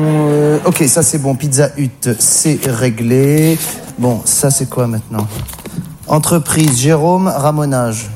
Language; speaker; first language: French; native; French